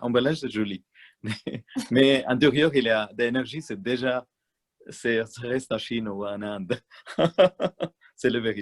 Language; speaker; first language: French; non-native, learner; Malayalam